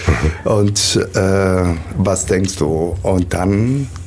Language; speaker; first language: German; non-native, learner; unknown